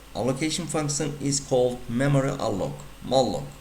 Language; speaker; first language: English; non-native, fluent; Turkish